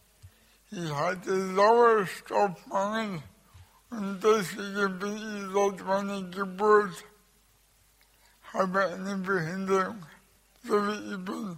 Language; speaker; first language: German; early bilingual, other home language; Russian